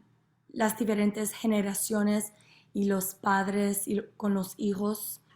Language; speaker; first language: Spanish; non-native, learner; English